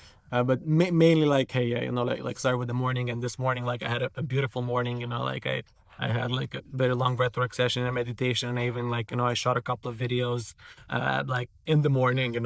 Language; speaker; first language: English; non-native, fluent; Romanian